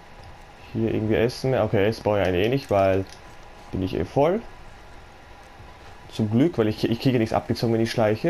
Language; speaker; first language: German; native; German